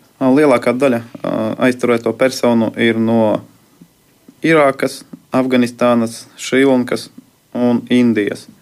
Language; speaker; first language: Latvian; non-native, local second language; Russian